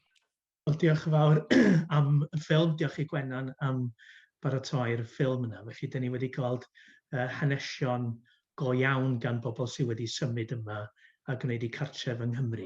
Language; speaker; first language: Welsh; native; Welsh